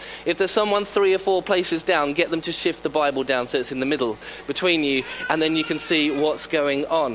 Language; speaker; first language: English; native; English